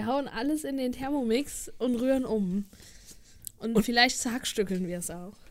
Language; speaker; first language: German; native; German